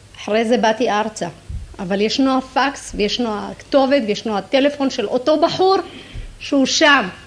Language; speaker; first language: Hebrew; native; Hebrew